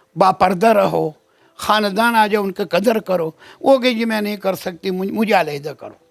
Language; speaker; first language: Urdu; non-native, local second language; Pashto